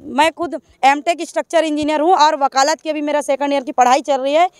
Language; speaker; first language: Hindi; native; Hindi